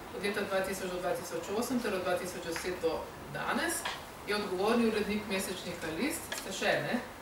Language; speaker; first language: Slovenian; native; Slovenian